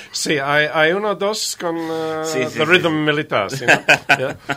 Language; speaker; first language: Spanish; non-native, learner; English